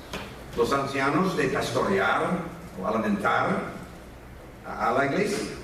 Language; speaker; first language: Spanish; non-native, fluent; English